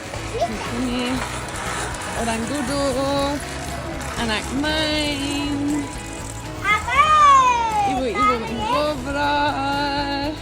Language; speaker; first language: Indonesian; non-native, fluent; German